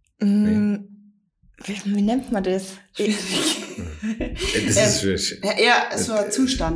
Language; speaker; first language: German; native; German